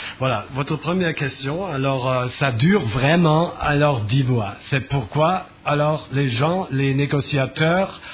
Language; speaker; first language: French; non-native, fluent; German